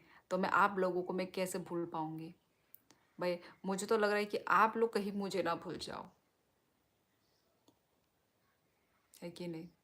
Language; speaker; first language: Hindi; non-native, local second language; Kok Borok